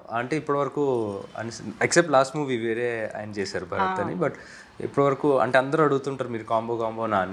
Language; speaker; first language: Telugu; native; Telugu